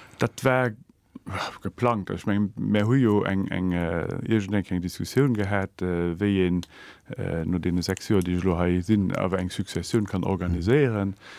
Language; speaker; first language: Luxembourgish; native; Luxembourgish